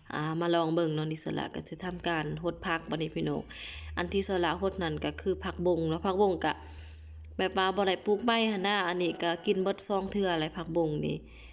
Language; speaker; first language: Lao; non-native, local second language; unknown